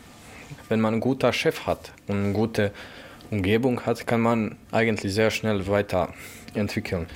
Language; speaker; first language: German; non-native, learner; Bosnian